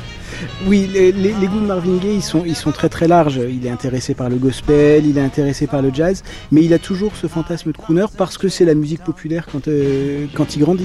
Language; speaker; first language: French; native; French